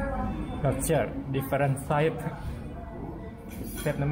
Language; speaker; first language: English; non-native, learner; Indonesian